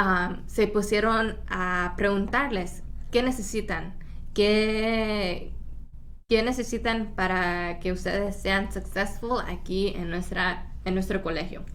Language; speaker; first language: Spanish; early bilingual, heritage; Spanish